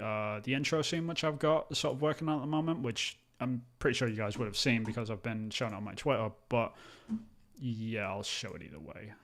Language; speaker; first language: English; native; English